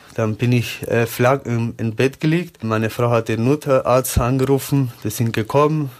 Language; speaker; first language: German; non-native, learner; Spanish